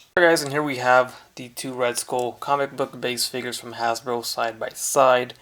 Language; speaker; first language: English; native; English